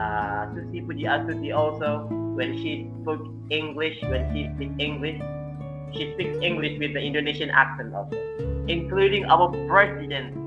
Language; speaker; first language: English; non-native, fluent; Indonesian